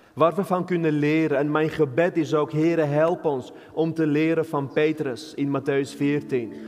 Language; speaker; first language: Dutch; non-native, fluent; Armenian